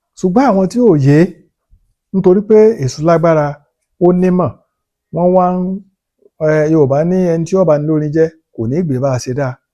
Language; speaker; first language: Yoruba; native; Yoruba